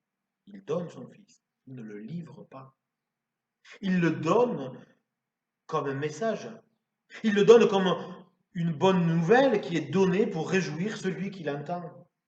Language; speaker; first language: French; native; French